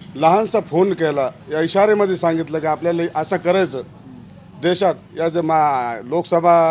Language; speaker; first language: Marathi; non-native, local second language; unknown